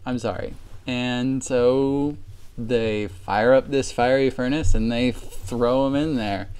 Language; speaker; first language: English; native; English